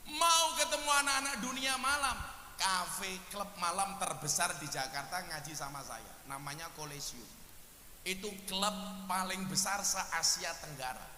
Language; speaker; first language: Indonesian; native; Indonesian